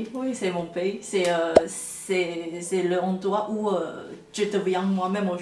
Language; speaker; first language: French; non-native, fluent; Chinese